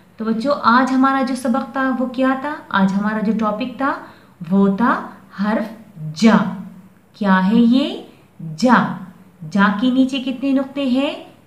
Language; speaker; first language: Urdu; non-native, local second language; Pashto